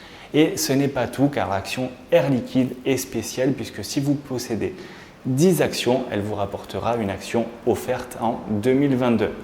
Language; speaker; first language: French; native; French